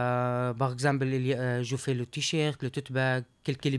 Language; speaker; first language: French; non-native, learner; Arabic